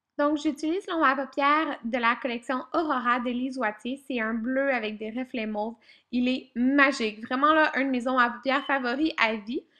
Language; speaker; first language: French; native; French